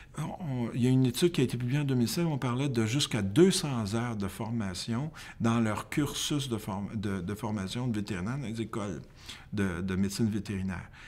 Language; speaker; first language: French; native; French